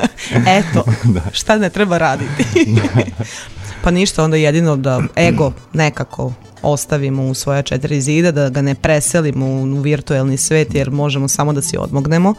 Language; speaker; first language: Serbian; native; Serbian